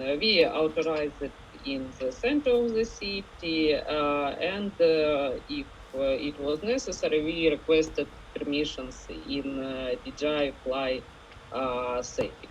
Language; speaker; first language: English; non-native, learner; Ukrainian